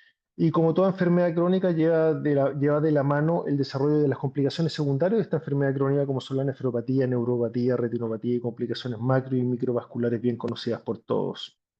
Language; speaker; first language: Spanish; native; Spanish